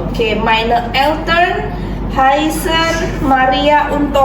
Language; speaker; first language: German; non-native, fluent; Indonesian